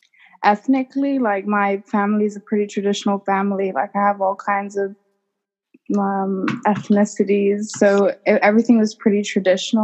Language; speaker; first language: English; native; English